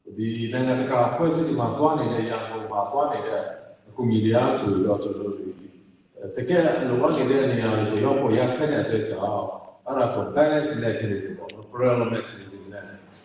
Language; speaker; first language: Burmese; non-native, local second language; Hakha Chin